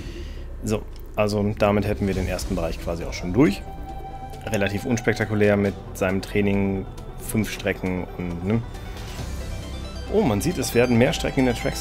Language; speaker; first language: German; native; German